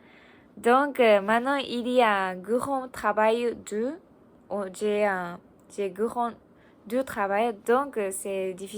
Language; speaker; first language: French; non-native, learner; Japanese